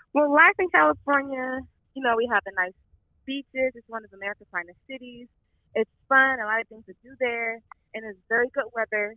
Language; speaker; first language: English; native; English